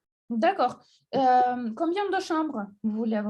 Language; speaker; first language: French; non-native, fluent; Russian